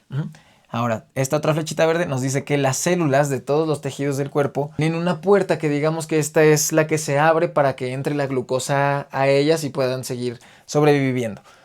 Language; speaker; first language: Spanish; native; Spanish